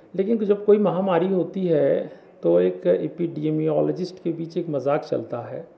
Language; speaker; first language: Hindi; native; Hindi